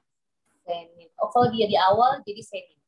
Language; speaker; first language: Indonesian; native; Indonesian